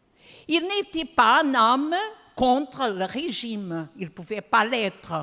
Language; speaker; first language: French; non-native, fluent; Portuguese